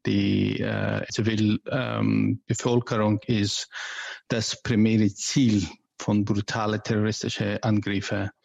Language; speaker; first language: German; non-native, learner; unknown